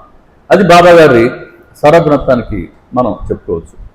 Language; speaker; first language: Telugu; native; Telugu